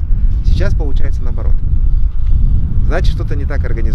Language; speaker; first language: Russian; native; Russian